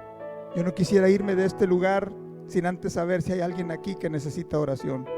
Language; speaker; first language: Spanish; native; Spanish